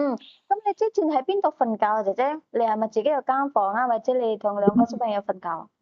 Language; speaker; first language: Cantonese; native; Cantonese